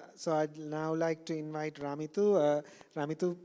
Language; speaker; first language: English; non-native, local second language; Sinhala